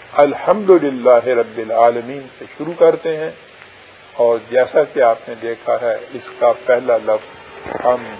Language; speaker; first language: Urdu; native; Urdu